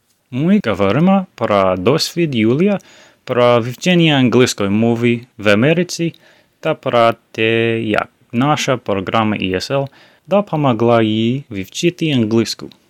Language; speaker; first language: Ukrainian; non-native, learner; English